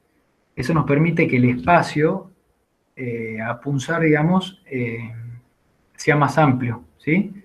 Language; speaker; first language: Spanish; native; Spanish